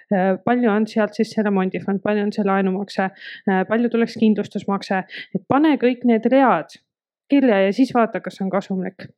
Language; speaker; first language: Estonian; native; Estonian